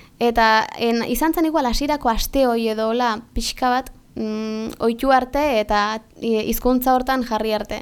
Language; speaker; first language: Basque; native; Basque